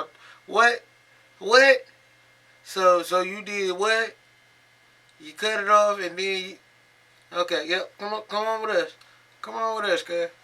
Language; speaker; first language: English; native; English